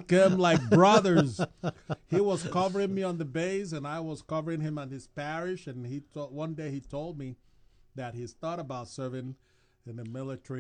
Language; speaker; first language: English; non-native, local second language; Igbo